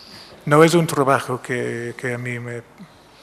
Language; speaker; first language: Spanish; non-native, fluent; English